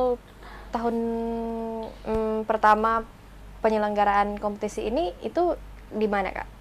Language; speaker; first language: Indonesian; native; Indonesian